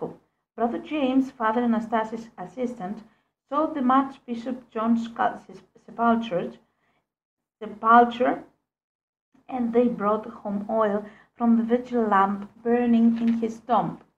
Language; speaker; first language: English; non-native, fluent; Greek